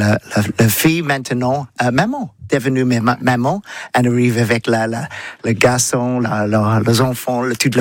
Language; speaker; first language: French; non-native, learner; English